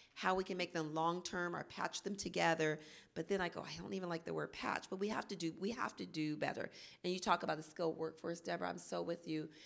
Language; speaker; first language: English; native; English